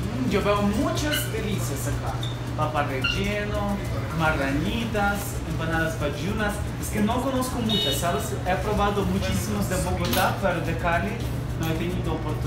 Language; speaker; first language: Spanish; non-native, fluent; Ukrainian